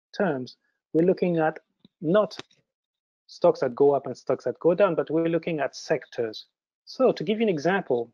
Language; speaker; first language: English; early bilingual, other home language; French